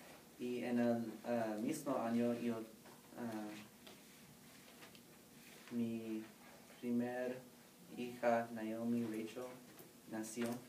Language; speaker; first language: Spanish; non-native, learner; English